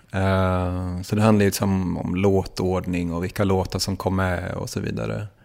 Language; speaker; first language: Swedish; native; Swedish